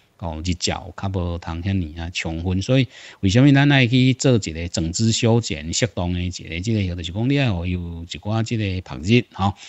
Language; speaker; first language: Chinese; non-native, local second language; Min Nan Chinese